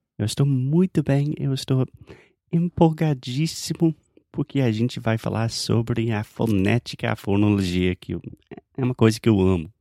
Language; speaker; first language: Portuguese; non-native, fluent; English